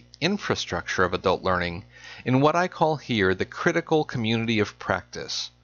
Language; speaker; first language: English; native; English